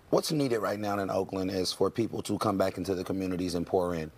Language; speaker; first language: English; native; English